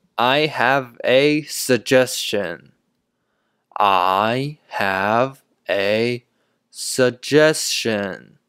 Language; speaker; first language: English; non-native, fluent; Chinese